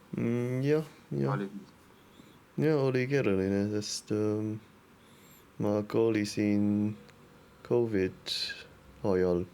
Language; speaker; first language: Estonian; non-native, learner; English